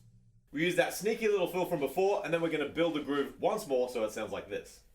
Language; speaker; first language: English; native; English